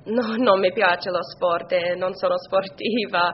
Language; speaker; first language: Italian; non-native, learner; English